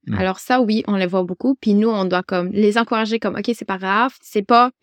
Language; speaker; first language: French; non-native, fluent; Spanish